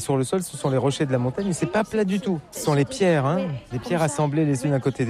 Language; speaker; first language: French; native; French